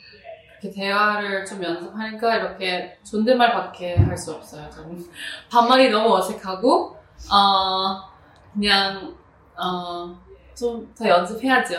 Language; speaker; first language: Korean; early bilingual, heritage; Korean